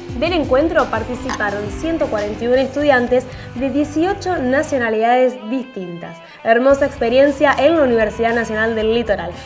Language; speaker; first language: Spanish; native; Spanish